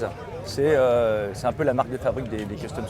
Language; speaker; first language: French; native; French